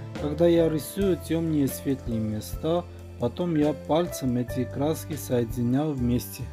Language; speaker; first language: Russian; non-native, fluent; Armenian